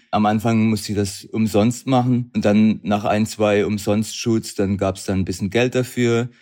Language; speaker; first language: German; native; German